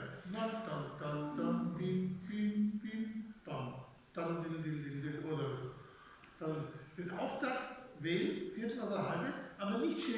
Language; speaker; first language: German; native; German